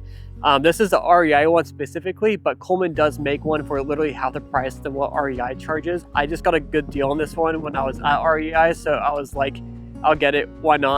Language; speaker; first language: English; native; English